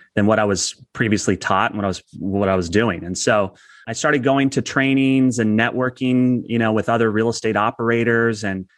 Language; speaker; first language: English; native; English